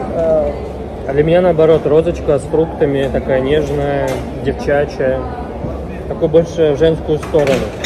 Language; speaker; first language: Russian; native; Russian